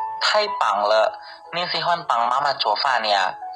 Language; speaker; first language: Chinese; non-native, learner; Indonesian